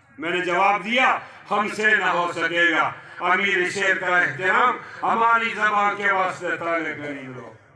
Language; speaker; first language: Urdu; non-native, local second language; Pashto